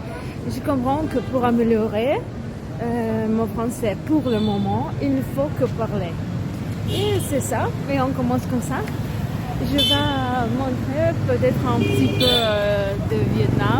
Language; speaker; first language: French; non-native, learner; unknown